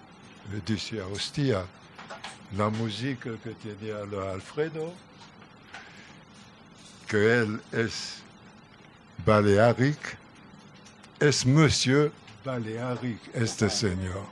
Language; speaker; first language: Spanish; non-native, learner; French